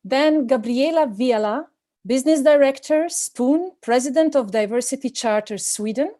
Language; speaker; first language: English; non-native, fluent; Slovenian